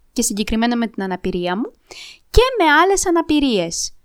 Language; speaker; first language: Greek; early bilingual, other home language; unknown